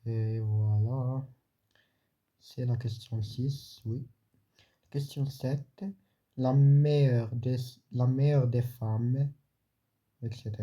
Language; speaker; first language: French; non-native, local second language; Arabic